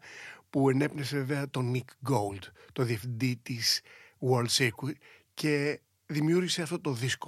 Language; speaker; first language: Greek; native; Greek